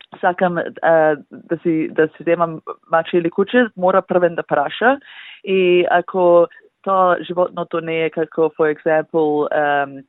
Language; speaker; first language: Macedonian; early bilingual, heritage; Macedonian